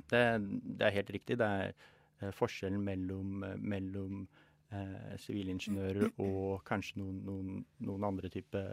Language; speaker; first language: Norwegian; native; Norwegian